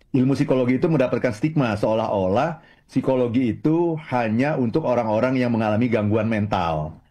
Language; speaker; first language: Indonesian; native; Indonesian